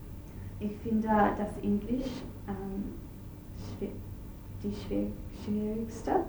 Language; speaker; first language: German; non-native, learner; English